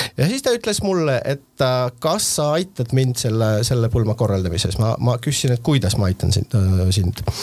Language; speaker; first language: Estonian; non-native, local second language; Russian